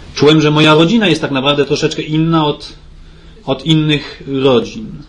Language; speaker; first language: Polish; early bilingual, heritage; Polish